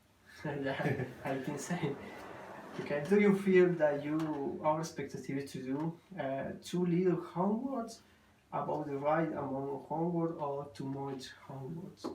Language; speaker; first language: English; non-native, learner; Spanish